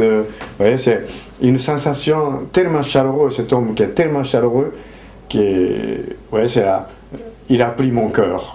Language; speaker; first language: French; non-native, fluent; Japanese